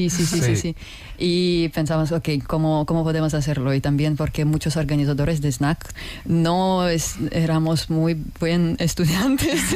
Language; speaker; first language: Spanish; non-native, fluent; Russian